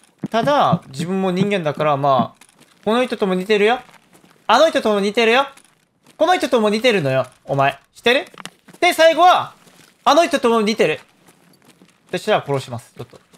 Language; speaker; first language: Japanese; non-native, fluent; Korean